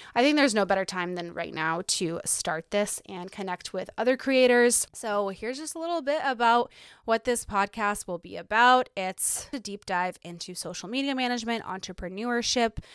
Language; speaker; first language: English; early bilingual, other home language; Ukrainian